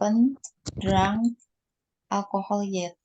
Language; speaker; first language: English; non-native, learner; Indonesian